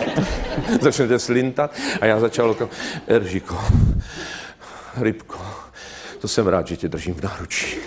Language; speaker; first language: Czech; native; Czech